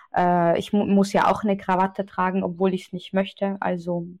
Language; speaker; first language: German; native; German